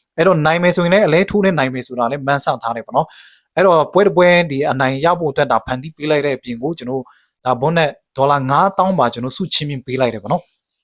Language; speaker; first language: Burmese; native; Burmese